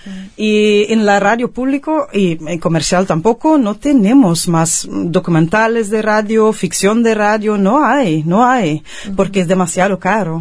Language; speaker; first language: Spanish; non-native, fluent; Dutch